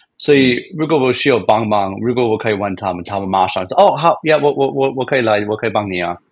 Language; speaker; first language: Chinese; non-native, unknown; English